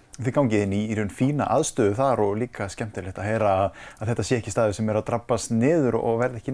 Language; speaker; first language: Icelandic; native; Icelandic